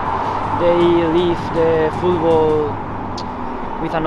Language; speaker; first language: English; non-native, learner; Spanish